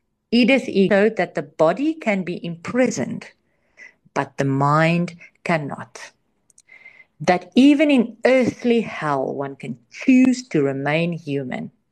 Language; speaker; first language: English; non-native, local second language; Afrikaans